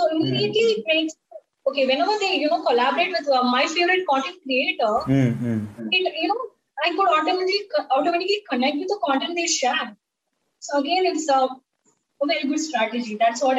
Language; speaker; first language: English; non-native, local second language; Tamil